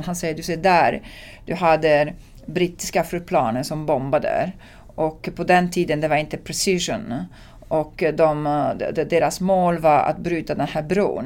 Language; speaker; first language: Swedish; non-native, fluent; Italian